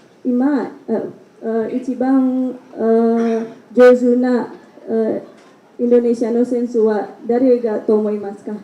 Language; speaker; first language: Japanese; non-native, learner; Indonesian